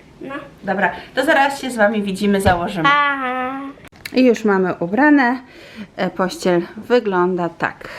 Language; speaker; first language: Polish; native; Polish